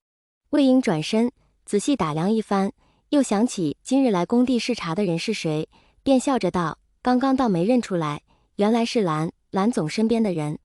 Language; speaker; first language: Chinese; native; Chinese